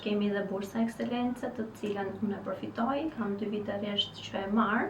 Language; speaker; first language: Albanian; native; Albanian